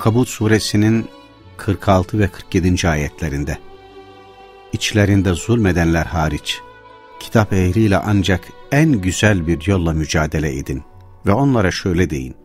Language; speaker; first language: Turkish; native; Turkish